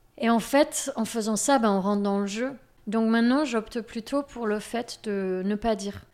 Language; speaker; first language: French; native; French